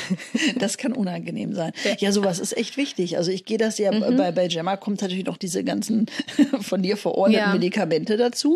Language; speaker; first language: German; native; German